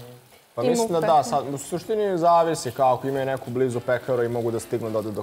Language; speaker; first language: Serbian; native; Serbian